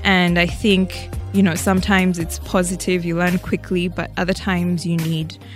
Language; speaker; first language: English; non-native, local second language; Ganda